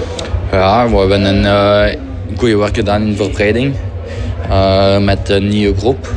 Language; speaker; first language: Dutch; non-native, fluent; French